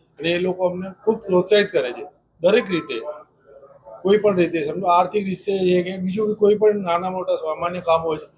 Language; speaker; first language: Gujarati; non-native, local second language; Sindhi